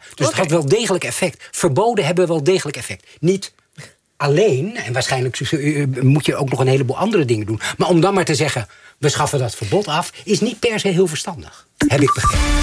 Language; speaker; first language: Dutch; native; Dutch